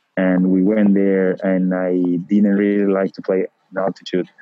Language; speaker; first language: English; non-native, fluent; Italian